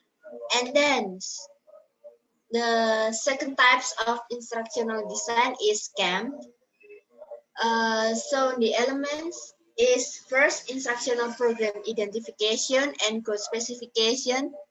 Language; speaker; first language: English; non-native, learner; Indonesian